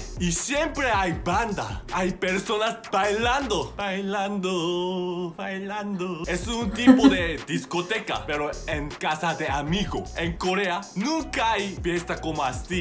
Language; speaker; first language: Spanish; non-native, learner; Korean